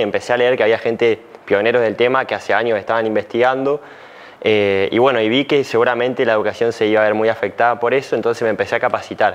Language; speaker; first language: Spanish; native; Spanish